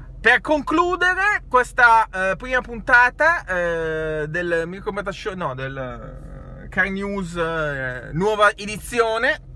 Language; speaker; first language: Italian; native; Italian